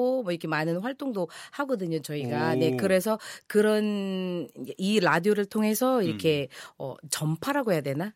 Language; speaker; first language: Korean; non-native, fluent; Filipino